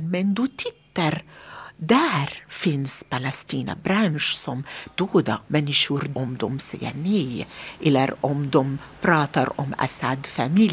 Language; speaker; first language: Swedish; non-native, learner; Arabic